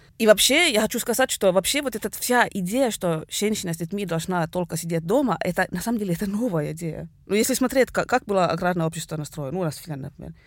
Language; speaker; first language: Russian; non-native, fluent; Swedish